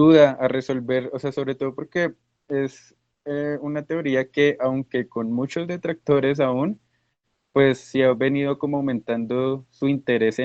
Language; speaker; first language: Spanish; native; Spanish